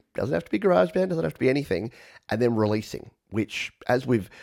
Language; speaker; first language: English; native; English